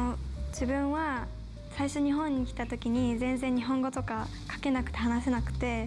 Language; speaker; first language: Japanese; early bilingual, other home language; English